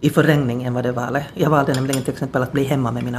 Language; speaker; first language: Swedish; native; Swedish